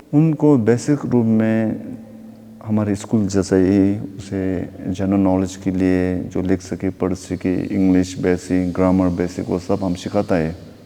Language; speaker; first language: Hindi; non-native, local second language; Nepali